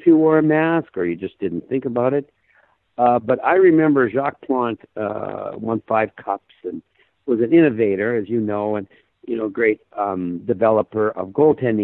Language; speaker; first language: English; native; English